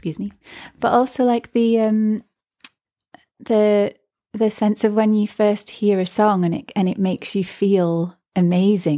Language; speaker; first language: English; native; English